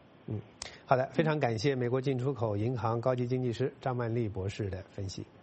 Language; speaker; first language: Chinese; native; Chinese